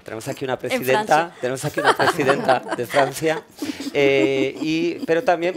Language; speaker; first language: Spanish; native; Spanish